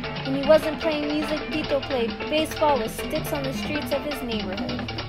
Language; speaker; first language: English; native; English